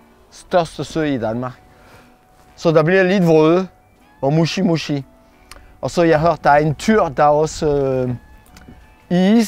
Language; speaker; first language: Danish; non-native, fluent; French